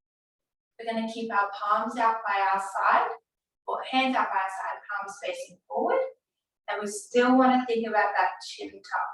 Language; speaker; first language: English; native; English